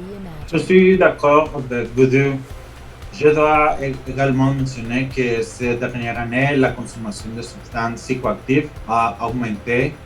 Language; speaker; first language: French; non-native, fluent; Spanish